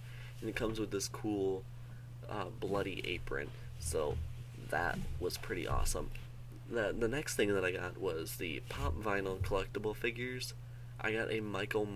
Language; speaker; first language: English; native; English